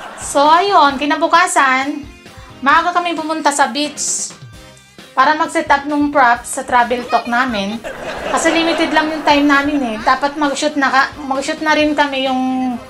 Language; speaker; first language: Filipino; native; Filipino